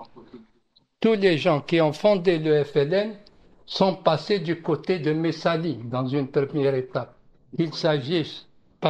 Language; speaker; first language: French; non-native, local second language; Arabic